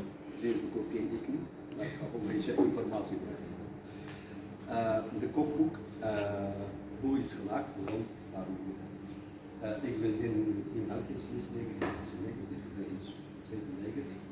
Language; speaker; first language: Dutch; non-native, learner; Kurdish